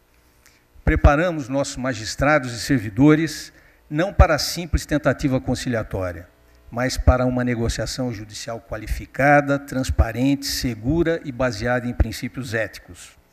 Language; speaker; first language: Portuguese; native; Portuguese